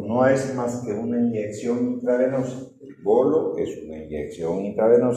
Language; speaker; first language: Spanish; native; Spanish